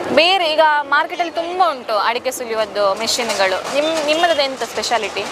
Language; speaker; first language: Kannada; non-native, local second language; Tulu